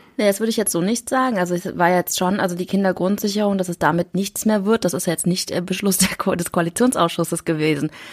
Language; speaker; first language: German; early bilingual, other home language; Korean